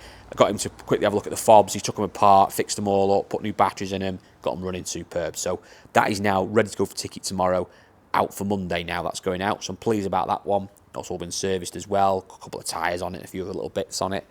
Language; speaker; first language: English; native; English